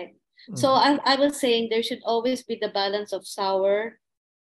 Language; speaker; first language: English; non-native, local second language; Filipino